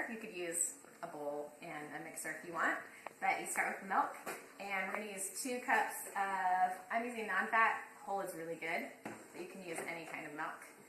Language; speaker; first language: English; native; English